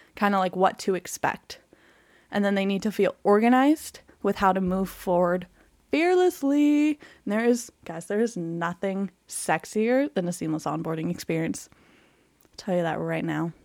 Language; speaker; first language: English; native; English